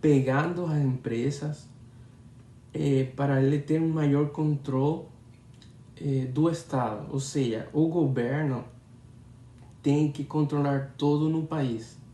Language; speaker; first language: Portuguese; non-native, learner; Spanish